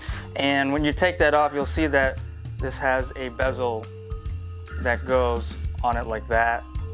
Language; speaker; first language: English; native; English